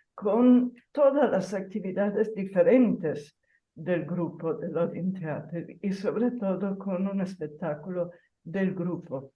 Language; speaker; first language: Spanish; non-native, fluent; Italian